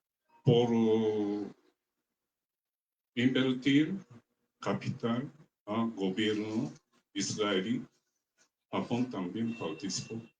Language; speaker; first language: Spanish; non-native, learner; Japanese